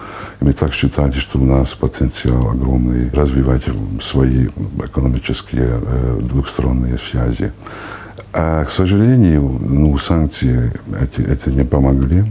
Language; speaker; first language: Russian; non-native, fluent; Hungarian